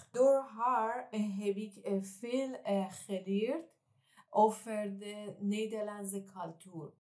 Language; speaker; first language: Dutch; non-native, learner; Persian